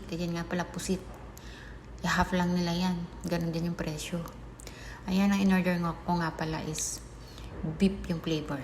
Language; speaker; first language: Filipino; native; Filipino